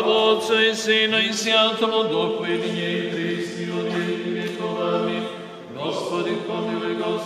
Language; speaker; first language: Bosnian; native; Bosnian